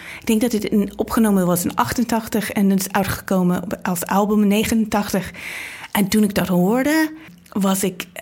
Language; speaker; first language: Dutch; non-native, fluent; English